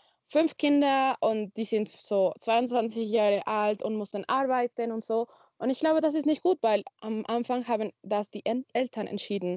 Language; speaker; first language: German; non-native, learner; Spanish